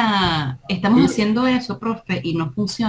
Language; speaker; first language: Spanish; native; Spanish